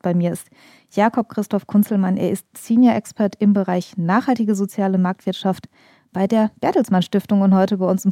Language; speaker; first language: German; native; German